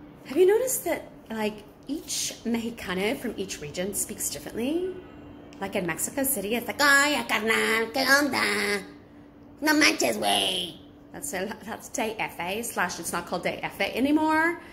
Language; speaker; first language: English; native; English